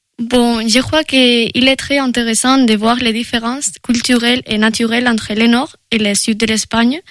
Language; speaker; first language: French; non-native, fluent; Spanish